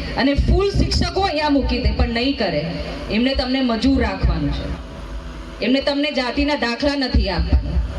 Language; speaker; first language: Gujarati; non-native, local second language; Vasavi